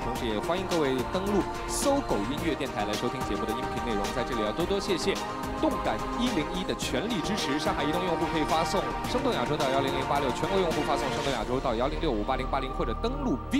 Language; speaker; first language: Chinese; native; Chinese